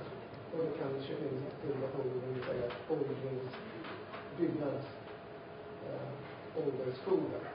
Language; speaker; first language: Swedish; non-native, fluent; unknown